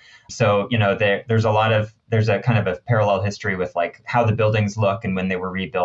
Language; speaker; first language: English; native; English